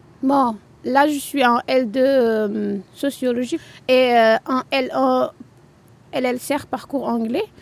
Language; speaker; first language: French; non-native, local second language; Wolof